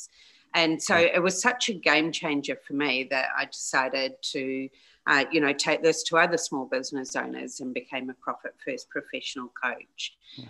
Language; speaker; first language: English; native; English